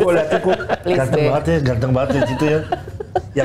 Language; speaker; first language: Indonesian; native; Indonesian